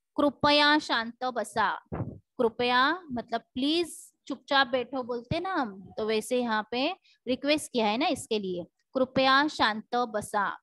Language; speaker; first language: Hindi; non-native, local second language; Marathi